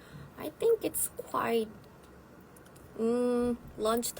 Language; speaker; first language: English; non-native, fluent; Italian